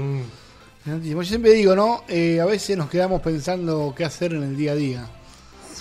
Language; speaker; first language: Spanish; native; Spanish